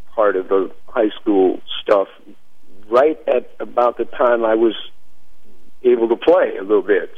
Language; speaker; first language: English; native; English